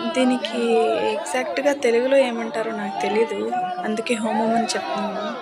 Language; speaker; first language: Telugu; non-native, local second language; Lambadi